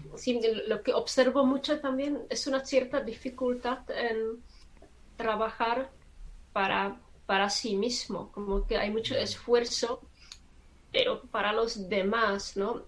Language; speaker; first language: Spanish; non-native, fluent; Czech